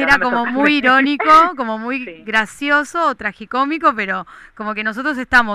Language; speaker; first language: Spanish; native; Spanish